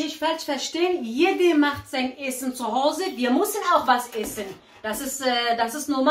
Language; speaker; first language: German; non-native, learner; Kurdish